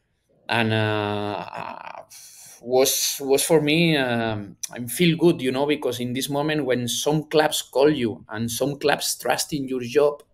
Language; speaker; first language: English; non-native, learner; Spanish